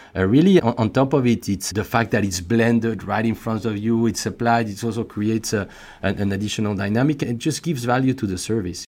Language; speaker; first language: English; non-native, fluent; French